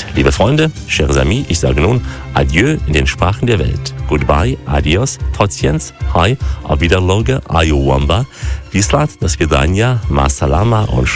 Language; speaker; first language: German; native; German